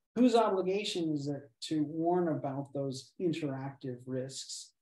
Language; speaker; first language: English; native; English